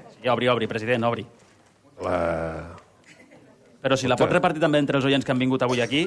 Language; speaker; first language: Catalan; native; Catalan